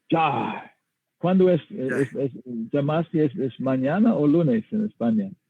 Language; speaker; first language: Spanish; non-native, learner; English